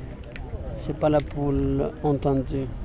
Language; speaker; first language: French; non-native, learner; English